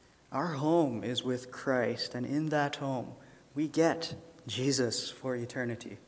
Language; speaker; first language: English; early bilingual, other home language; Chinese